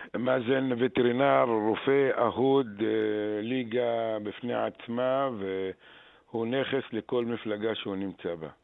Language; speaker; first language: Hebrew; non-native, local second language; Arabic